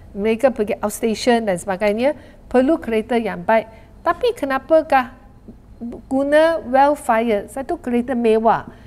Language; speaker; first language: Malay; non-native, local second language; Chinese